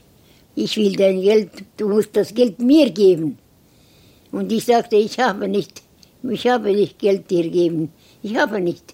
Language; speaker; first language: German; non-native, learner; Estonian